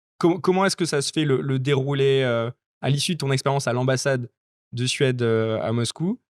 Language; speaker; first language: French; native; French